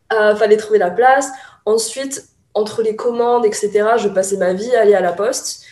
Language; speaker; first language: French; early bilingual, other home language; Chinese